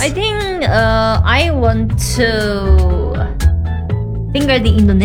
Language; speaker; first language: English; non-native, learner; Korean